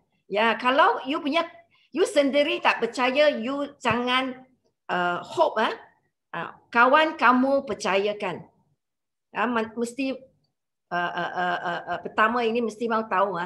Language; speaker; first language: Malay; non-native, local second language; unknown